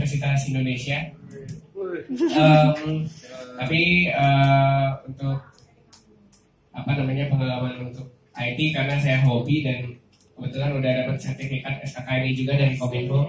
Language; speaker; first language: Indonesian; native; Indonesian